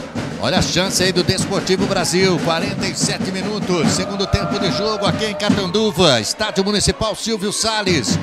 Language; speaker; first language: Portuguese; native; Portuguese